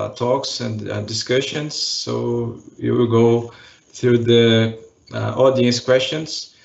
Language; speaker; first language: English; non-native, fluent; Portuguese